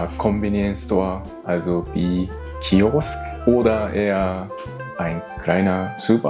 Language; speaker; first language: German; non-native, fluent; Japanese